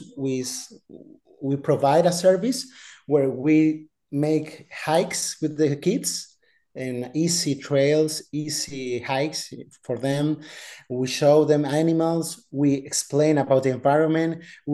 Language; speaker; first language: English; non-native, fluent; Spanish